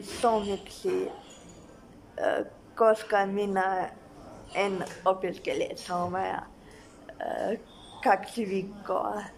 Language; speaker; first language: Finnish; non-native, learner; Russian